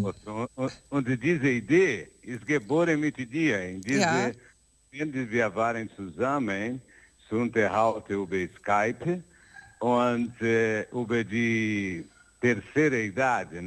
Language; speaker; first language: German; non-native, learner; Portuguese